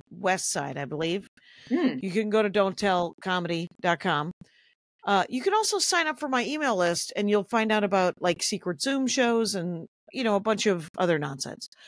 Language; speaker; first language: English; native; English